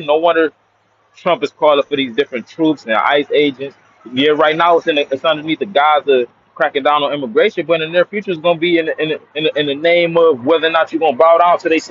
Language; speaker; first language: English; native; English